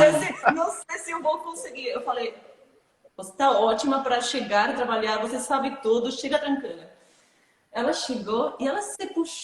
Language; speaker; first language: Portuguese; non-native, fluent; Spanish